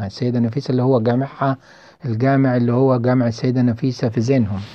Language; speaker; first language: Arabic; native; Arabic